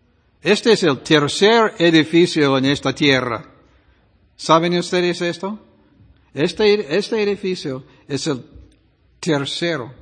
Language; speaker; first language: Spanish; non-native, fluent; English